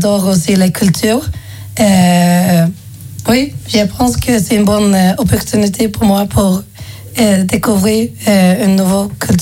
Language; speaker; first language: French; non-native, learner; Swedish